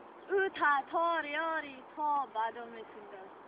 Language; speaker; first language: Japanese; non-native, learner; English